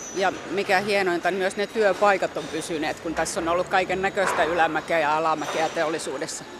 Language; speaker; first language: Finnish; native; Finnish